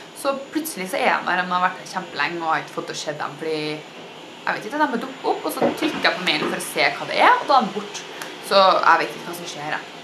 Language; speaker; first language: Norwegian; native; Norwegian